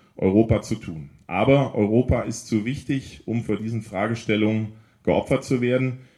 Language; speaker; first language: German; native; German